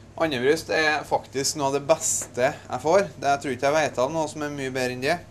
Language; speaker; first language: Norwegian; native; Norwegian